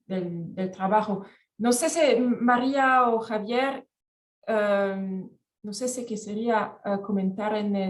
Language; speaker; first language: Spanish; non-native, fluent; French